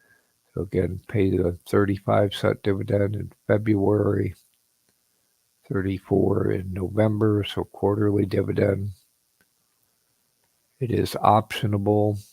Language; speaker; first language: English; native; English